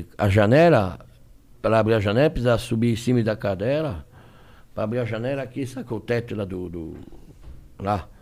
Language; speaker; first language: Portuguese; non-native, fluent; French